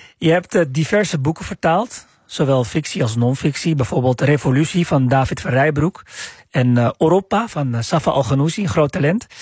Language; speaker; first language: Dutch; native; Dutch